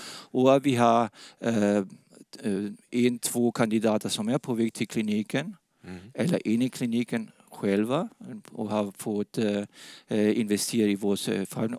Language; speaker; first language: Swedish; non-native, fluent; Danish